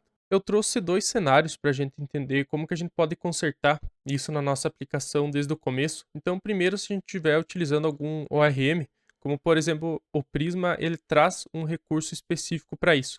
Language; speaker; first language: Portuguese; native; Portuguese